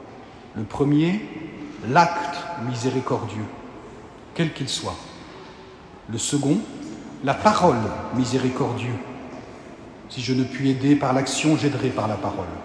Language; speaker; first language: French; native; French